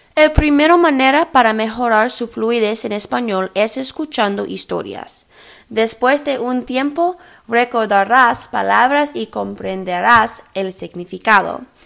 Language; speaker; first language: Spanish; early bilingual, heritage; English